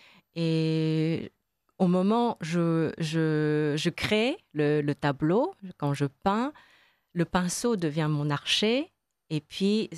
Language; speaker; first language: French; non-native, fluent; Korean